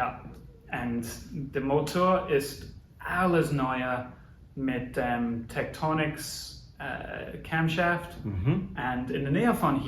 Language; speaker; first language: German; non-native, learner; English